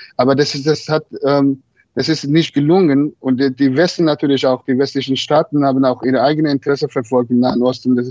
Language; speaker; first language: German; non-native, fluent; Persian